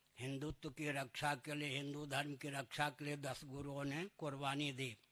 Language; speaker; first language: Hindi; native; Hindi